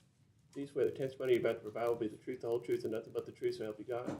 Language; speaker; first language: English; native; English